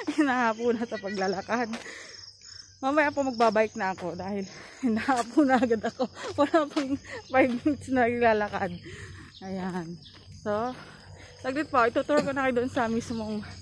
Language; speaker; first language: Filipino; native; Filipino